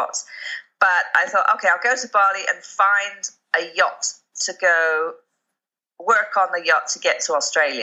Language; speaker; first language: English; native; English